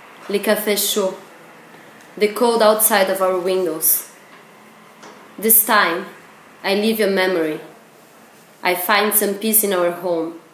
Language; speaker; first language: English; non-native, fluent; Portuguese